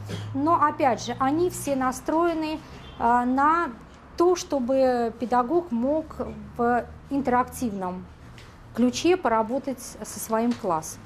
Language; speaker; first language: Russian; native; Russian